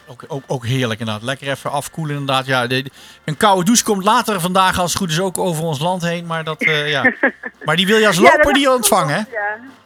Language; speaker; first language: Dutch; native; Dutch